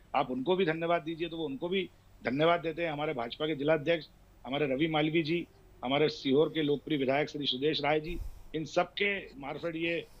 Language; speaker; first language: Hindi; native; Hindi